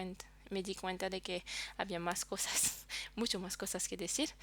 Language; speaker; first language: Spanish; non-native, fluent; French